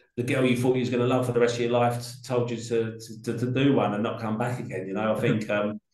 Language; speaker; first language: English; native; English